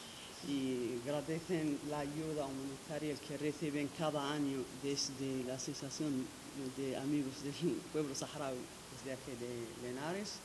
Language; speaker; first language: Spanish; non-native, local second language; Arabic